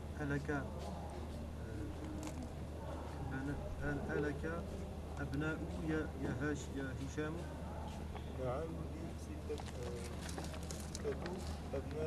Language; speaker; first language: Arabic; non-native, learner; French